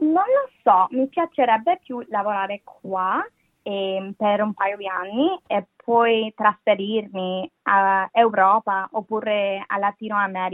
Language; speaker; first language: Italian; non-native, fluent; English